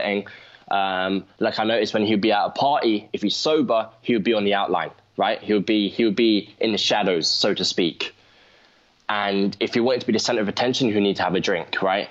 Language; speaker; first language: English; native; English